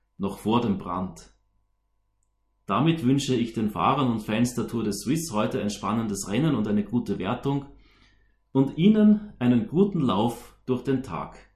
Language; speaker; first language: German; native; German